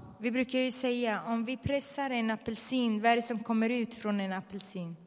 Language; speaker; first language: Swedish; non-native, fluent; Arabic